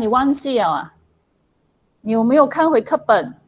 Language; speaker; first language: Chinese; native; Chinese